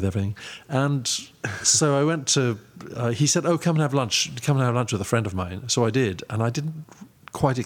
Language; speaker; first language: English; native; English